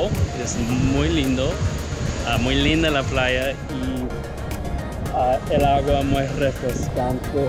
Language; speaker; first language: Spanish; early bilingual, heritage; Spanish